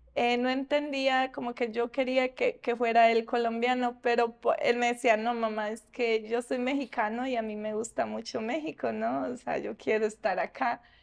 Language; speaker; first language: Spanish; native; Spanish